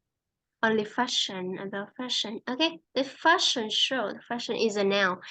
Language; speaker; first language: English; non-native, fluent; Vietnamese